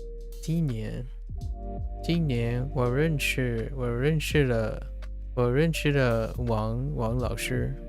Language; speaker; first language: Chinese; non-native, learner; English